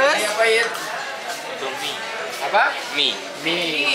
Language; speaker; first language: Indonesian; native; Indonesian